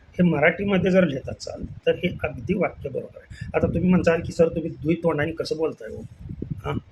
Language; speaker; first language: Marathi; native; Marathi